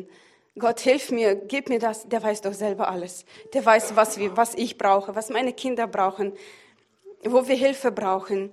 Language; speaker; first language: German; non-native, fluent; Russian